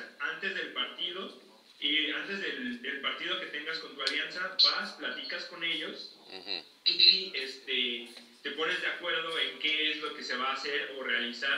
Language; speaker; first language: Spanish; native; Spanish